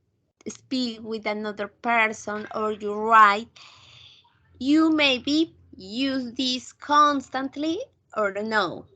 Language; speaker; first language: English; non-native, fluent; Spanish